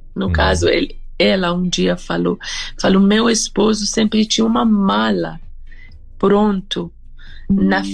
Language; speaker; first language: Portuguese; non-native, fluent; Persian